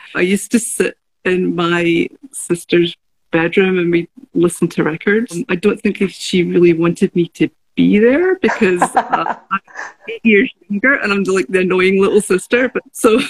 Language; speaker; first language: English; native; English